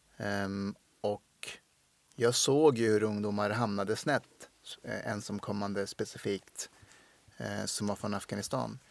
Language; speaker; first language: Swedish; early bilingual, other home language; Persian